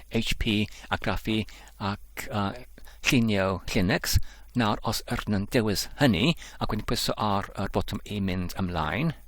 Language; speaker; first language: Welsh; non-native, learner; English